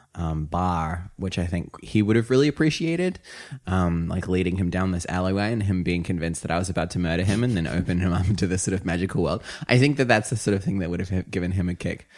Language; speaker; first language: English; native; English